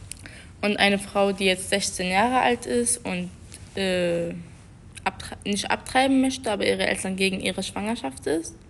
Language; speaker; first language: German; non-native, learner; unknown